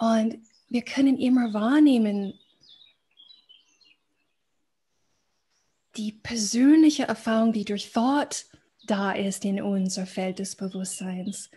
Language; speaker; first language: German; non-native, fluent; English